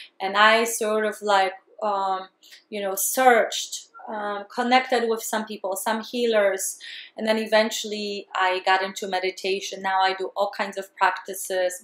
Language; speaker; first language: English; non-native, fluent; Polish